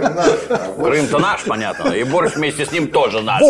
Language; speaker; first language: Russian; native; Russian